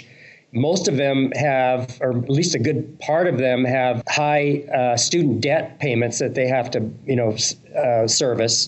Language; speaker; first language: English; native; English